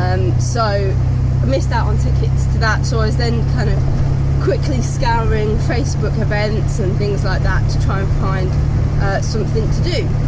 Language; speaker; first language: English; native; English